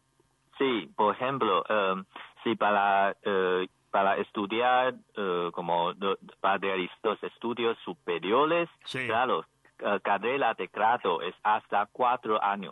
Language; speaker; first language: Spanish; non-native, learner; Chinese